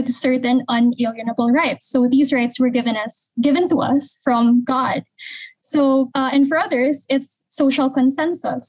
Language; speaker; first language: English; non-native, local second language; Hiligaynon